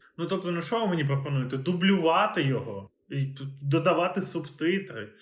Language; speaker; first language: Ukrainian; native; Ukrainian